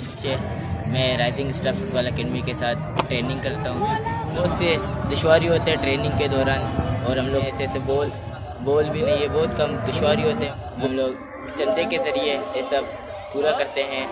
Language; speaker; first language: Hindi; non-native, local second language; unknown